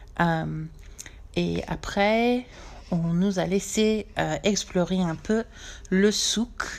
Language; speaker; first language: French; non-native, fluent; English